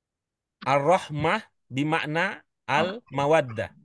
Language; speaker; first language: Arabic; non-native, learner; Indonesian